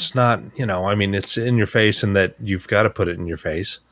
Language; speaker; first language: English; native; English